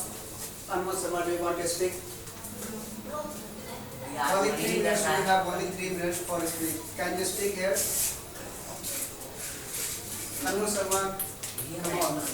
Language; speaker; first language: English; non-native, local second language; Hindi